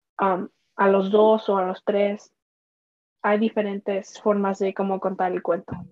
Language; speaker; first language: Spanish; early bilingual, heritage; Spanish